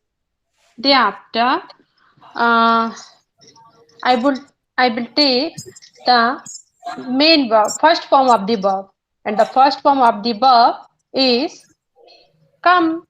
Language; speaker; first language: English; non-native, learner; Hindi